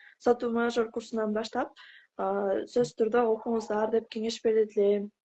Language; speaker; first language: Kyrgyz; native; Kyrgyz